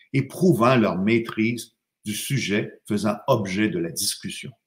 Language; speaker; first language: French; native; French